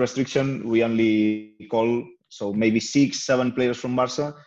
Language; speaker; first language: English; non-native, fluent; Spanish